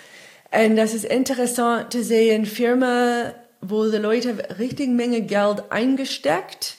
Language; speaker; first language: German; non-native, fluent; English